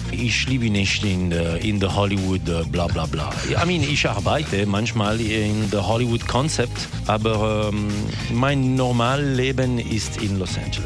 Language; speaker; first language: German; non-native, local second language; French